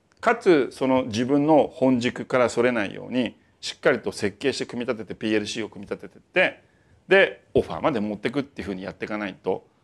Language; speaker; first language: Japanese; native; Japanese